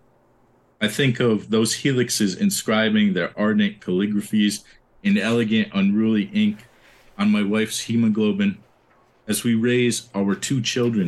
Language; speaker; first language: English; native; English